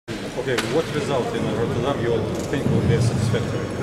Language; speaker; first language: English; non-native, learner; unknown